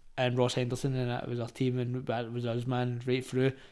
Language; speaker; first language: English; native; English